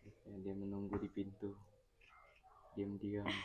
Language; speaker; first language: Indonesian; native; Indonesian